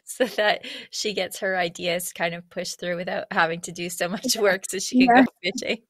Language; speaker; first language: English; native; English